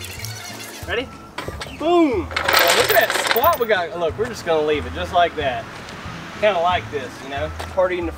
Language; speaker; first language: English; native; English